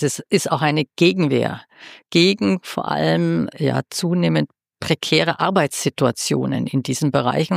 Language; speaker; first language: German; native; German